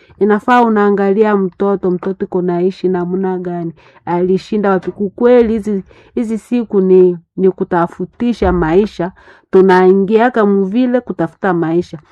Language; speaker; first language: Swahili; non-native, local second language; Nande